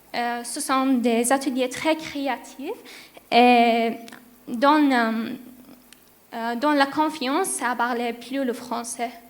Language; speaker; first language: French; non-native, learner; Arabic